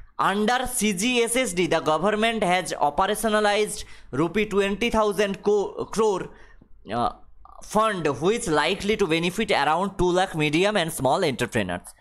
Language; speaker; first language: English; non-native, local second language; Bangla